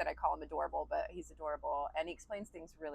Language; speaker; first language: English; native; English